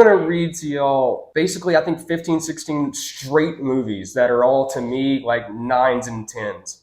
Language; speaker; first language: English; native; English